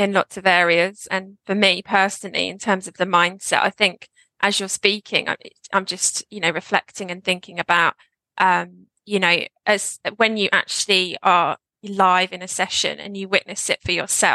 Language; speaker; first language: English; native; English